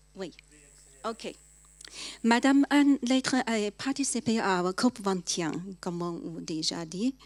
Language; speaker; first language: French; non-native, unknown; Chinese